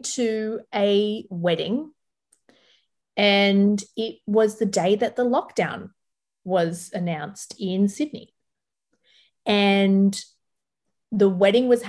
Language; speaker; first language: English; early bilingual, other home language; Arabic